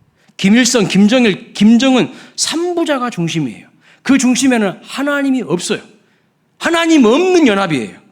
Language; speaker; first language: Korean; native; Korean